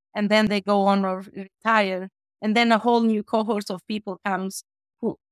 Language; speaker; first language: English; non-native, fluent; Albanian